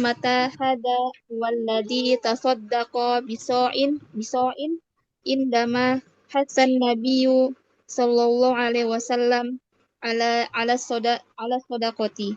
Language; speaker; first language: Arabic; non-native, learner; Indonesian